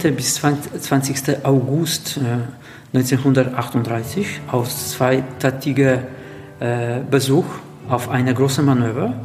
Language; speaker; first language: German; non-native, learner; Polish